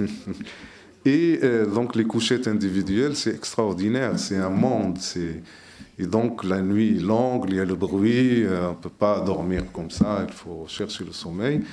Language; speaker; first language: French; non-native, local second language; Arabic